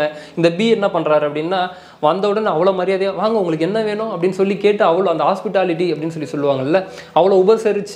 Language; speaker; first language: Tamil; native; Tamil